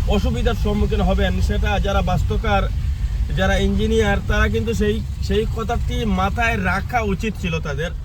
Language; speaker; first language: Bangla; non-native, local second language; Sylheti